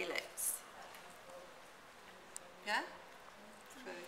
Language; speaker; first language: English; native; English